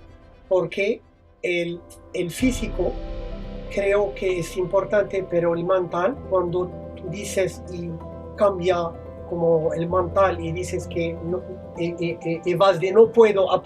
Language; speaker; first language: Spanish; non-native, fluent; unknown